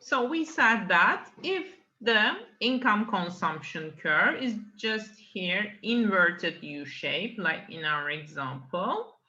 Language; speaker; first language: English; non-native, fluent; Turkish